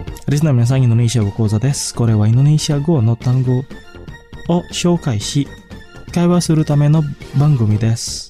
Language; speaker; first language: Japanese; non-native, fluent; Indonesian